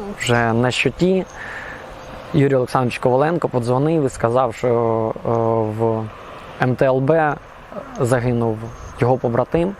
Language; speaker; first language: Ukrainian; native; Ukrainian